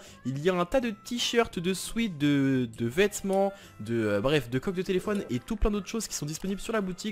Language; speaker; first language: French; native; French